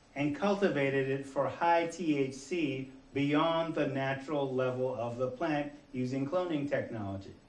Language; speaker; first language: English; native; English